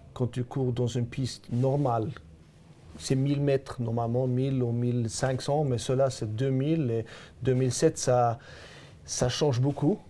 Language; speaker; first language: French; non-native, fluent; Swedish